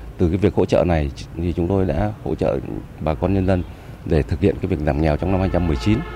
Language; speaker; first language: Vietnamese; native; Vietnamese